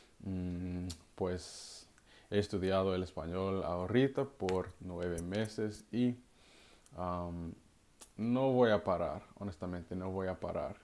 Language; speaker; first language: Spanish; non-native, learner; English